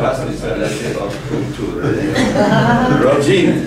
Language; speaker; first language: Polish; non-native, fluent; English